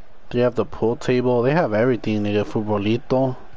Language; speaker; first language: English; early bilingual, other home language; Spanish